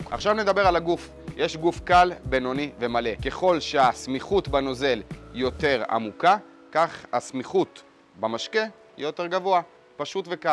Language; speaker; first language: Hebrew; native; Hebrew